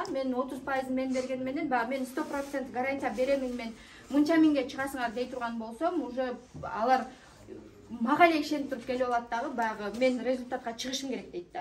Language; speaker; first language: Kyrgyz; native; Kyrgyz